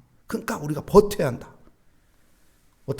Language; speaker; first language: Korean; native; Korean